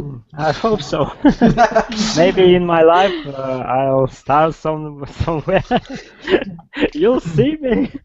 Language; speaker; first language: English; non-native, fluent; Russian